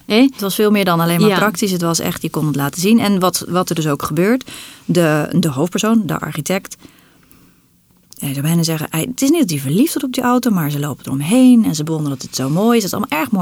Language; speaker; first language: Dutch; native; Dutch